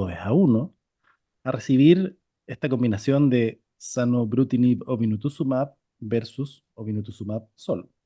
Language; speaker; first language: Spanish; native; Spanish